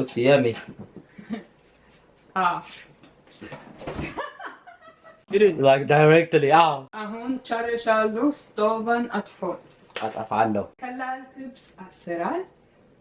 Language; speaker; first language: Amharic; non-native, learner; Arabic